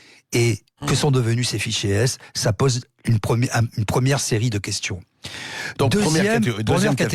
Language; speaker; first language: French; native; French